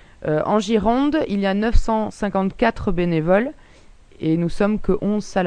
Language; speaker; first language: French; native; French